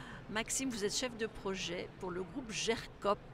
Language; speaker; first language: French; native; French